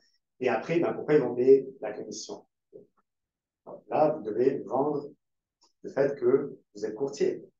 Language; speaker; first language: French; native; French